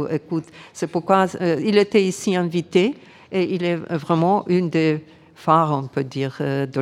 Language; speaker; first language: French; non-native, fluent; Ukrainian